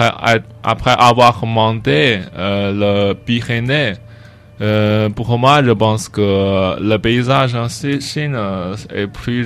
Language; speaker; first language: French; non-native, learner; Chinese